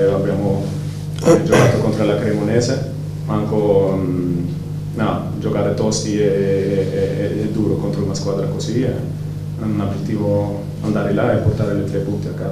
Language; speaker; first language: Italian; non-native, fluent; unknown